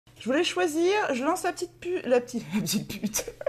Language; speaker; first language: French; native; French